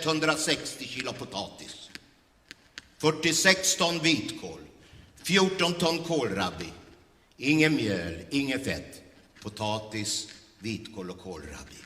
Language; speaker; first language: Swedish; early bilingual, other home language; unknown